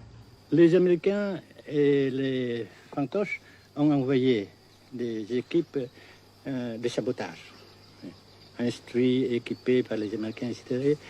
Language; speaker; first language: French; non-native, fluent; Vietnamese